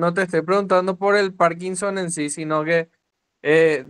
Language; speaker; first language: Spanish; native; Spanish